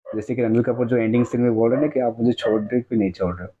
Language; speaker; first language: Hindi; non-native, local second language; Odia